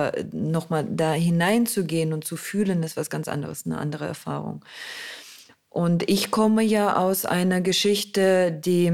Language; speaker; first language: German; non-native, fluent; Russian